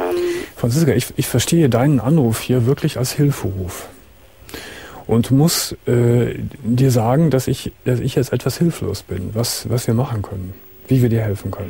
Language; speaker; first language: German; native; German